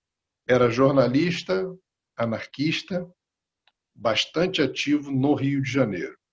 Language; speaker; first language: Portuguese; non-native, fluent; Spanish